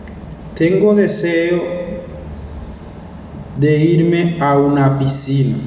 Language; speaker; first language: Spanish; non-native, learner; Haitian Creole